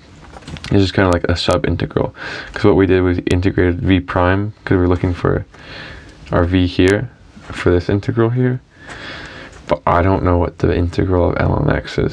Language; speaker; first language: English; native; English